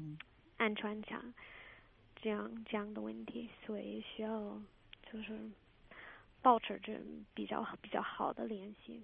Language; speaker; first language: Chinese; non-native, fluent; English